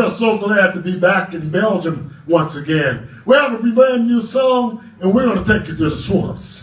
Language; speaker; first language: English; native; English